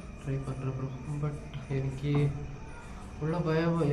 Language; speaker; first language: Tamil; non-native, local second language; Kannada